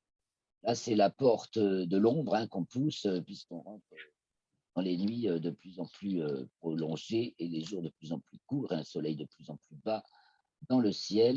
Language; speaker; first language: French; native; French